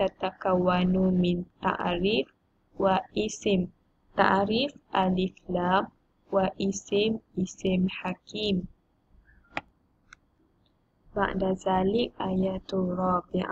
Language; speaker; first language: Arabic; non-native, learner; Malay